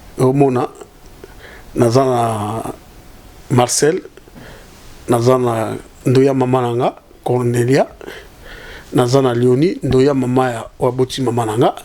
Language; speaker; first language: Lingala; non-native, local second language; Kongo